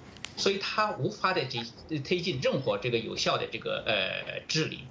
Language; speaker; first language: Chinese; native; Chinese